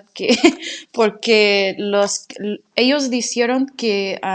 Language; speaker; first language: Spanish; non-native, fluent; English